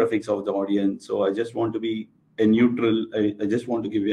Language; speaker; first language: English; non-native, local second language; Telugu